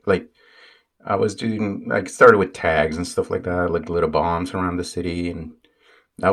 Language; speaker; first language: English; non-native, fluent; Spanish